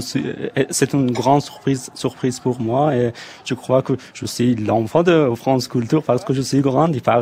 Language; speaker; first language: French; non-native, fluent; Persian